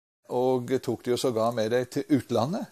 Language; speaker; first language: Norwegian; native; Norwegian